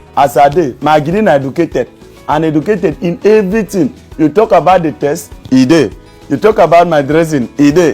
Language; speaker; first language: Nigerian Pidgin; native; Nigerian Pidgin